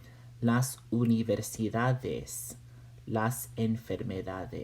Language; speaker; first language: Spanish; non-native, fluent; English